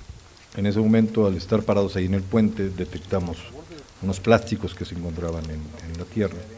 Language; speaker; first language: Spanish; native; Spanish